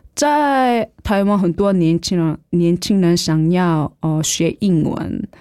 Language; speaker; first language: Chinese; non-native, fluent; Korean